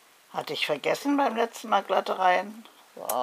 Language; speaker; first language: German; native; German